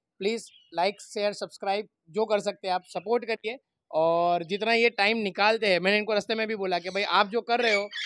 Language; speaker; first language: Hindi; non-native, local second language; Gujarati